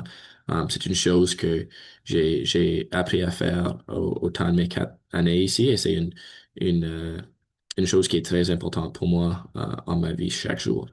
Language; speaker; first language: French; non-native, learner; English